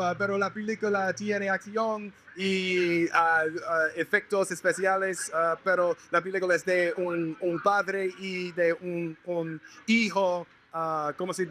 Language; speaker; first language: Spanish; non-native, learner; English